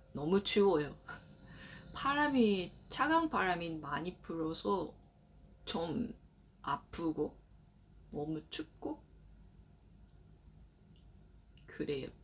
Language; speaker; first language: Korean; non-native, learner; Japanese